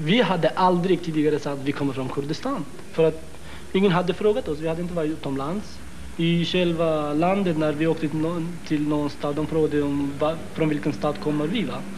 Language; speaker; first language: Swedish; non-native, fluent; Kurdish